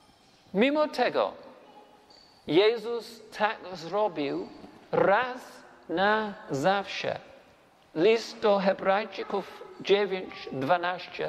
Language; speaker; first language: Polish; non-native, learner; English